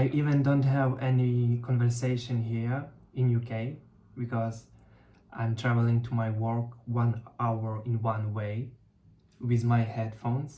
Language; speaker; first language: English; non-native, learner; Russian